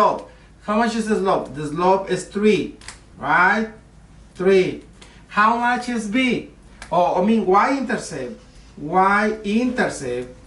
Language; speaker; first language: English; non-native, learner; Spanish